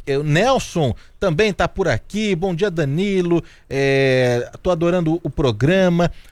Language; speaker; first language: Portuguese; native; Portuguese